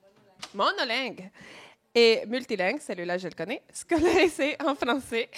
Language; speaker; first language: French; non-native, learner; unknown